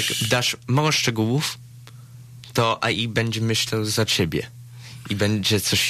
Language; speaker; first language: Polish; early bilingual, heritage; Polish